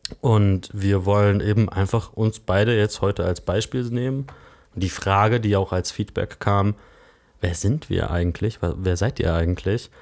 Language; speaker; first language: German; native; German